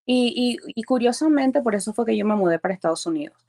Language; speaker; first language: Spanish; early bilingual, other home language; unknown